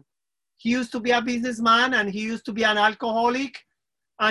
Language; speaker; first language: English; non-native, fluent; Spanish